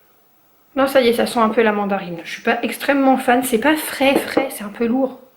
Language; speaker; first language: French; native; French